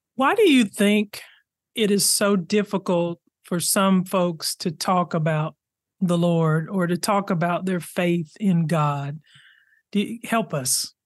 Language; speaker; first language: English; native; English